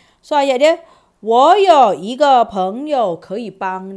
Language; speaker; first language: Chinese; non-native, fluent; Malay